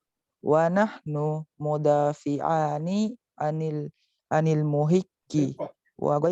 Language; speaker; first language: Arabic; non-native, learner; Indonesian